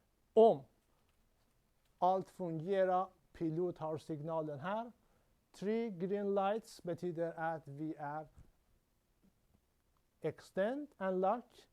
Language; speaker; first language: Swedish; non-native, learner; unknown